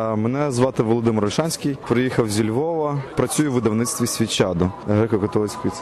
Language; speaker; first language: Ukrainian; native; Ukrainian